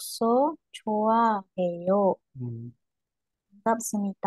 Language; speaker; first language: Korean; non-native, learner; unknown